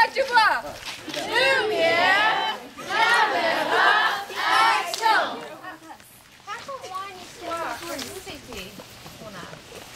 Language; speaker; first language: French; non-native, learner; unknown